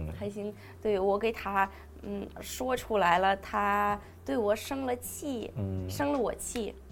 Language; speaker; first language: Chinese; non-native, fluent; Russian